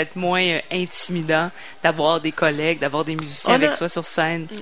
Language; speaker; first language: French; native; French